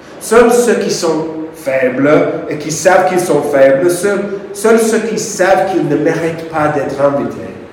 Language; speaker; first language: French; non-native, fluent; English